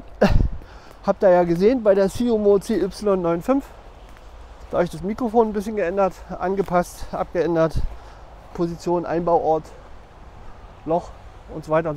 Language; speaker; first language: German; native; German